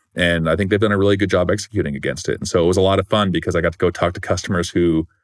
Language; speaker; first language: English; native; English